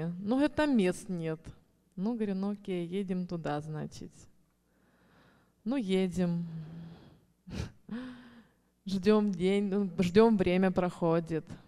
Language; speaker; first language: Russian; native; Russian